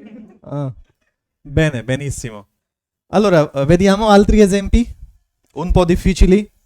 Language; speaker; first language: Italian; non-native, fluent; Hindi